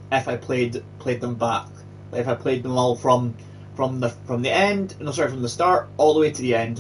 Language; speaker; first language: English; native; English